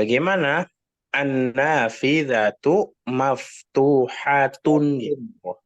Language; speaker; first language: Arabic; non-native, fluent; Indonesian